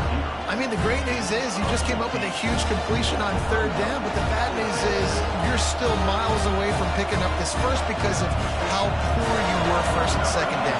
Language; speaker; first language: English; native; English